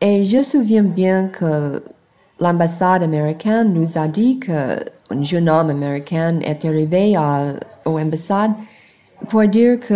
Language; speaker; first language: French; non-native, learner; English